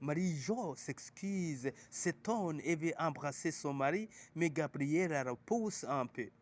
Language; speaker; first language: French; non-native, local second language; Rundi